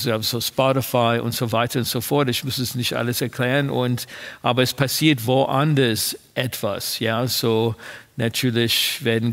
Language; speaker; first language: German; non-native, fluent; English